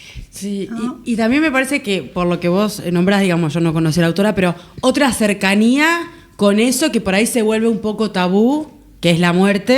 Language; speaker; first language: Spanish; native; Spanish